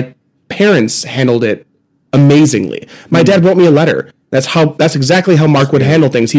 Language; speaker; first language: English; native; English